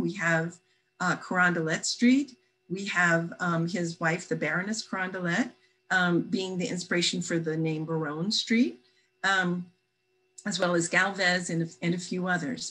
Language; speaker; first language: English; native; English